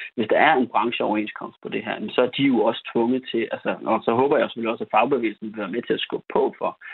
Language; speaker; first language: Danish; native; Danish